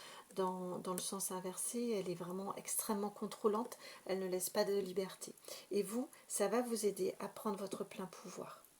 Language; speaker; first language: French; native; French